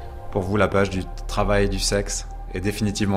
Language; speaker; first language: French; native; French